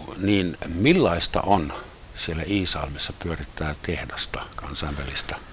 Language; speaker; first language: Finnish; non-native, fluent; German